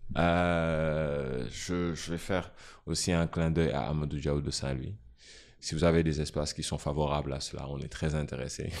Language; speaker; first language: French; non-native, local second language; Wolof